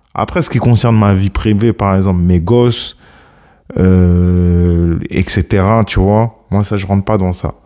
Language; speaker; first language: French; early bilingual, other home language; Akan